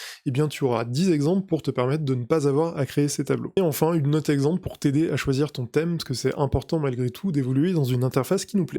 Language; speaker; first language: French; native; French